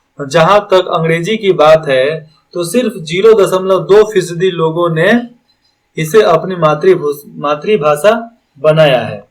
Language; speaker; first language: Hindi; native; Hindi